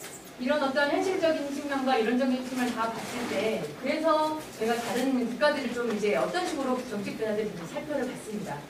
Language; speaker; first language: Korean; native; Korean